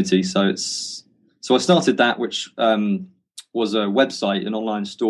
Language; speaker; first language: English; native; English